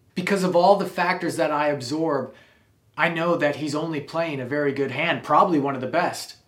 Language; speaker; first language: English; native; English